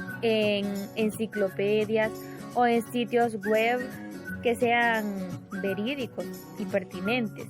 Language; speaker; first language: Spanish; native; Spanish